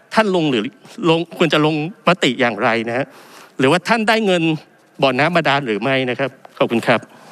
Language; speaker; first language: Thai; native; Thai